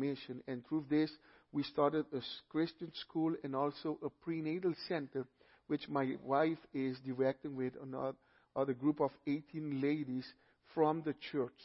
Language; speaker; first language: English; non-native, fluent; Papiamento